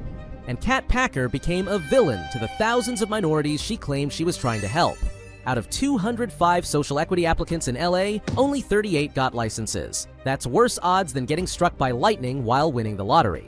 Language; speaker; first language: English; native; English